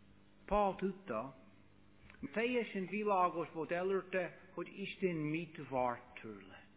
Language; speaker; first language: Hungarian; non-native, fluent; English